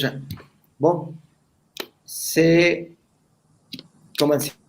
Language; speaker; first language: French; non-native, learner; Spanish